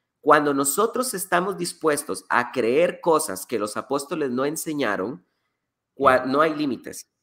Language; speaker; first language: Spanish; native; Spanish